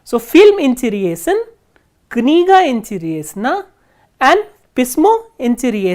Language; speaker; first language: Russian; non-native, fluent; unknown